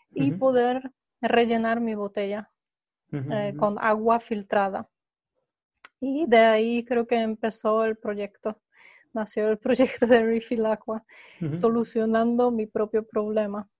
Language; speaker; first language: Spanish; non-native, fluent; Polish